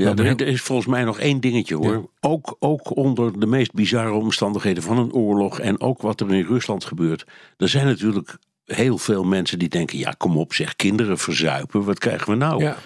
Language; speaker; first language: Dutch; native; Dutch